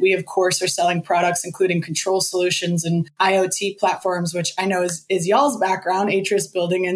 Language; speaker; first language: English; native; English